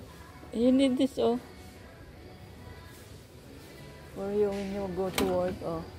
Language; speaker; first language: English; non-native, learner; Filipino